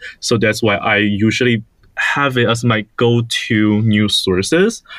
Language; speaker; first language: English; non-native, fluent; Chinese